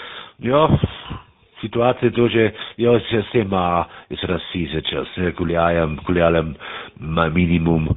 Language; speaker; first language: Russian; non-native, learner; German